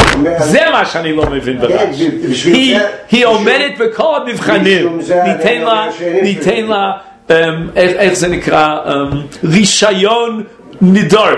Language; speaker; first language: Hebrew; non-native, fluent; English